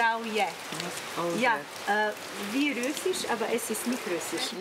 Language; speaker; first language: German; non-native, learner; Slovenian